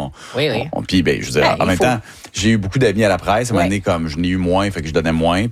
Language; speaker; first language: French; native; French